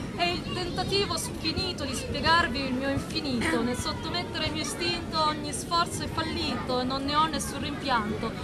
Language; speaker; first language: Italian; early bilingual, other home language; Arabic